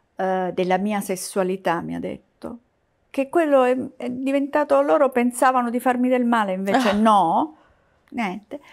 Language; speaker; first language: Italian; native; Italian